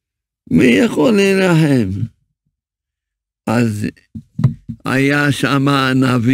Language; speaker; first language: Hebrew; early bilingual, other home language; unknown